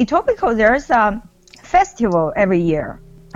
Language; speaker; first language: English; non-native, fluent; Chinese